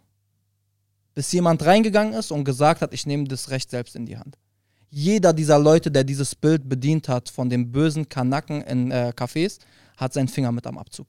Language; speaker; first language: German; early bilingual, other home language; Arabic